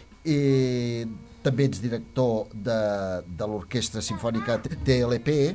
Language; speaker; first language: Catalan; native; Catalan